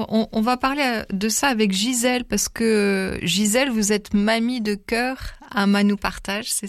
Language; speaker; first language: French; native; French